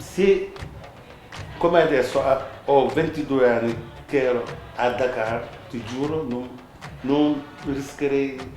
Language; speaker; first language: Italian; non-native, fluent; Wolof